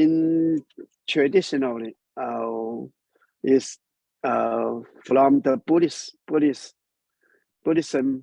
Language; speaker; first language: English; non-native, learner; Chinese